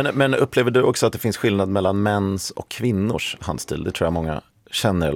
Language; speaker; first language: Swedish; native; Swedish